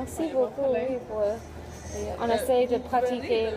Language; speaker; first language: French; non-native, learner; English